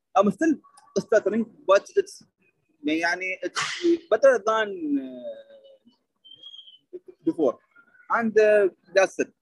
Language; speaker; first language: English; non-native, learner; Arabic